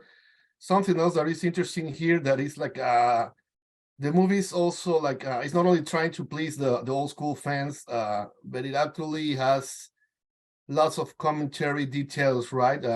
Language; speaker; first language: English; non-native, fluent; Spanish